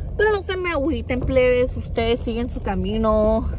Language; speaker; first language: Spanish; early bilingual, heritage; Spanish